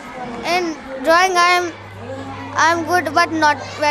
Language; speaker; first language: English; non-native, learner; Hindi